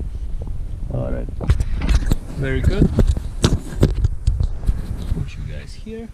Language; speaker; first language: English; non-native, fluent; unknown